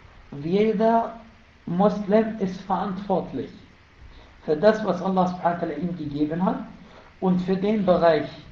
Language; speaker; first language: German; non-native, fluent; Arabic